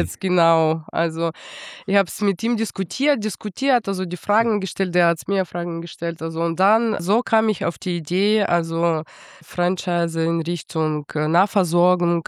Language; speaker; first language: German; non-native, fluent; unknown